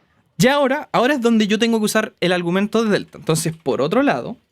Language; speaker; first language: Spanish; native; Spanish